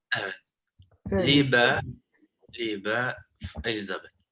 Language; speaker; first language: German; non-native, learner; Turkish